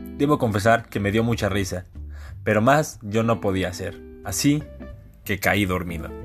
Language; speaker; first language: Spanish; native; Spanish